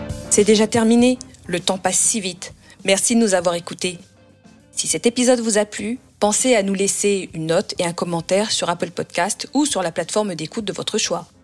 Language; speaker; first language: French; native; French